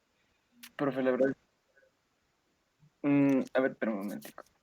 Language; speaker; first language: Spanish; native; Spanish